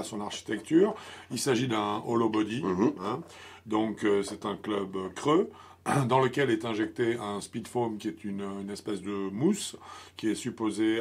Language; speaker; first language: French; native; French